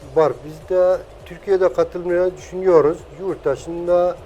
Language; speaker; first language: Turkish; non-native, fluent; Persian